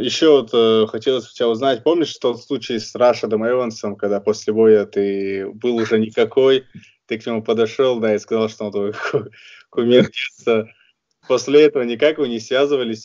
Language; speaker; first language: Russian; native; Russian